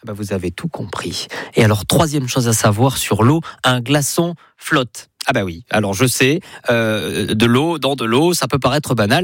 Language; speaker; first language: French; native; French